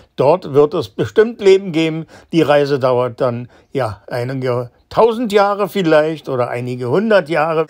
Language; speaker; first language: German; native; German